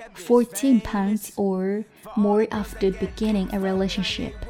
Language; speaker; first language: English; non-native, fluent; Chinese